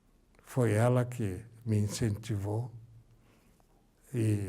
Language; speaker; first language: Portuguese; early bilingual, other home language; Japanese